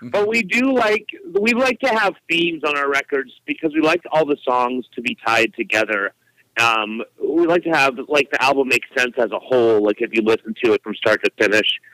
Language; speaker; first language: English; native; English